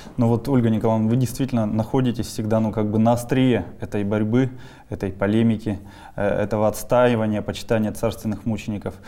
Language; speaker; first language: Russian; native; Russian